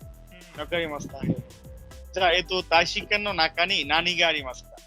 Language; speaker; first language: Japanese; non-native, fluent; Bangla